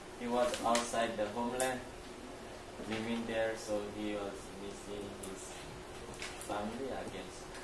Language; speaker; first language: English; non-native, learner; Chinese